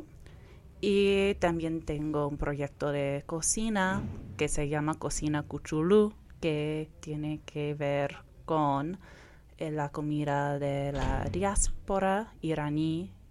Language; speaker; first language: Spanish; non-native, fluent; English